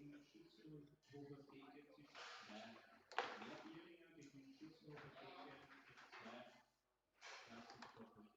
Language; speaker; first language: German; native; German